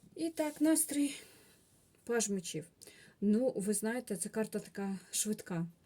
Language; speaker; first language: Ukrainian; non-native, local second language; Russian